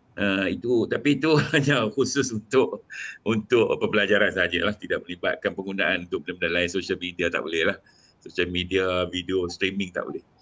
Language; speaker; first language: Malay; native; Malay